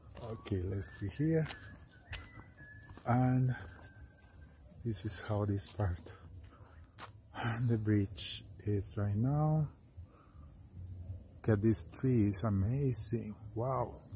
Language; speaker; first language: English; non-native, fluent; Spanish